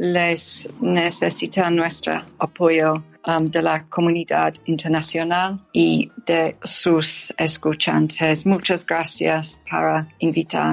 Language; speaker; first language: Spanish; non-native, learner; English